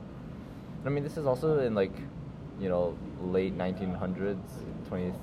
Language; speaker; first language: English; native; English